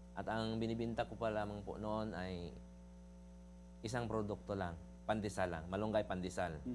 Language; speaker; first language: Filipino; non-native, local second language; Cebuano